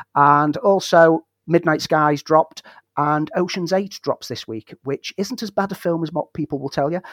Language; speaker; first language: English; native; English